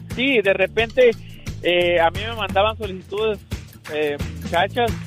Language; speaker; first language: Spanish; native; Spanish